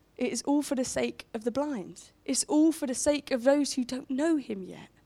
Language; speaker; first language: English; native; English